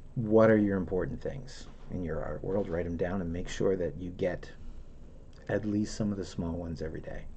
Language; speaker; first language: English; native; English